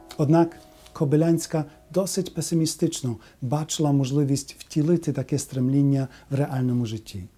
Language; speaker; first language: Ukrainian; early bilingual, heritage; Ukrainian